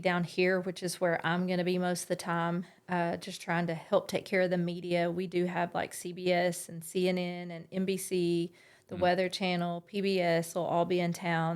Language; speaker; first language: English; native; English